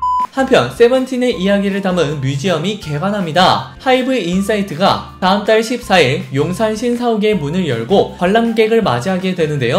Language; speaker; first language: Korean; native; Korean